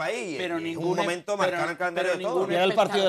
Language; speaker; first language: Spanish; native; Spanish